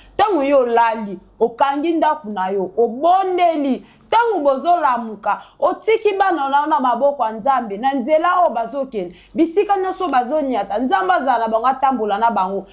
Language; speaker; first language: Lingala; non-native, local second language; Kongo